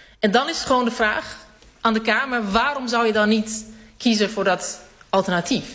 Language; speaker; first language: Dutch; early bilingual, other home language; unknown